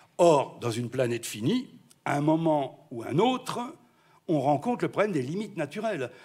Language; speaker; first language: French; native; French